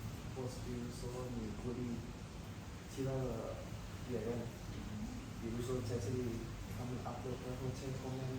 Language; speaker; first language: Chinese; non-native, learner; Indonesian